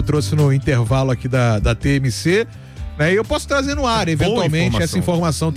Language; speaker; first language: Portuguese; native; Portuguese